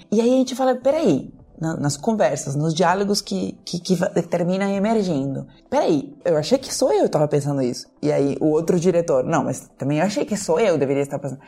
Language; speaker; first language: Portuguese; non-native, fluent; Spanish